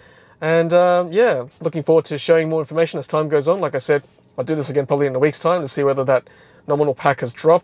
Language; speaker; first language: English; native; English